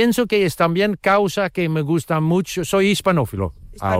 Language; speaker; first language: Spanish; non-native, learner; Dutch